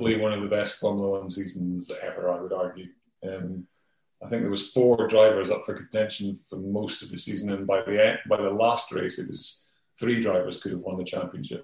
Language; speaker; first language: English; native; English